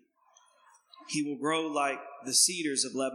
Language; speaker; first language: English; native; English